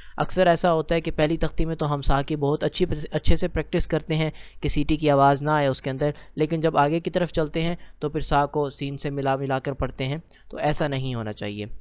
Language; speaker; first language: Urdu; native; Urdu